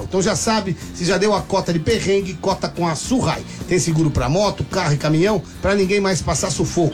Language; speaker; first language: Portuguese; native; Portuguese